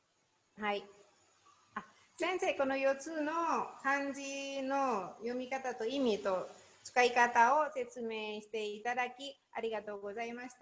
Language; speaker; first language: Japanese; non-native, learner; Indonesian